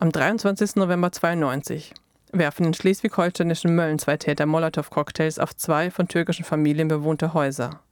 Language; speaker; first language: German; native; German